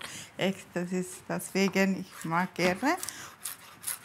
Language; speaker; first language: German; non-native, learner; Tamil